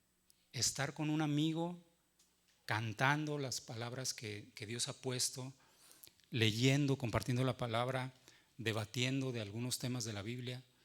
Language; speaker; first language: Spanish; native; Spanish